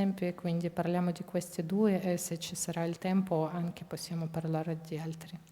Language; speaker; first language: Italian; non-native, fluent; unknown